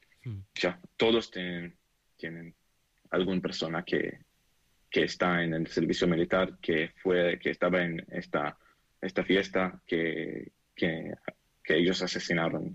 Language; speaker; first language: Spanish; non-native, learner; Hebrew